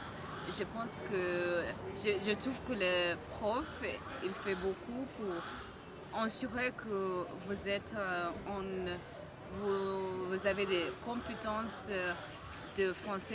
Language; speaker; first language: French; non-native, learner; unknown